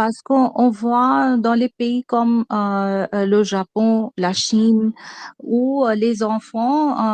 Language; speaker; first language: French; non-native, learner; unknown